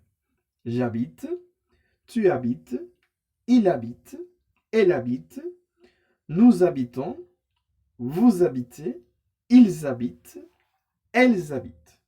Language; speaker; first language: French; non-native, fluent; Spanish